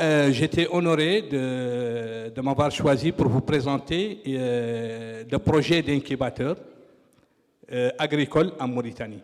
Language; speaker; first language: French; non-native, local second language; Arabic